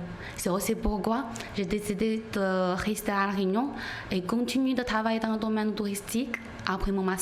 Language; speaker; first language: French; non-native, learner; Chinese